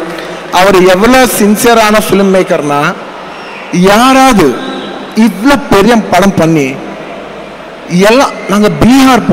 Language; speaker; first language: Tamil; non-native, local second language; Telugu